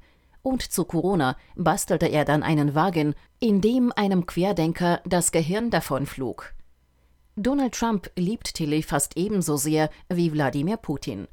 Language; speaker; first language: German; native; German